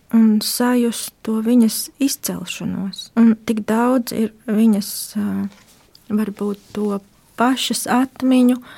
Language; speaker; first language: Latvian; native; Latvian